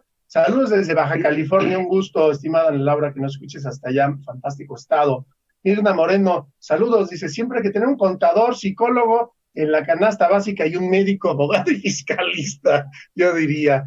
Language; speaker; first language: Spanish; native; Spanish